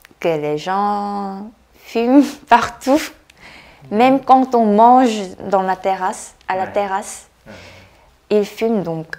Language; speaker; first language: French; non-native, fluent; Korean